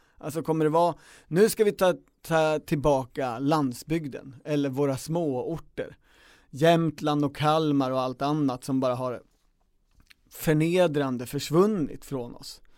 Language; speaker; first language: Swedish; native; Swedish